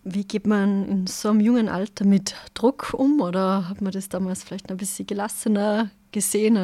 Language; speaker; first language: German; native; German